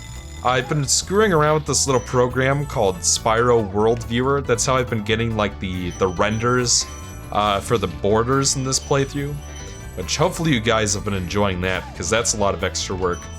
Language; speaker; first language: English; native; English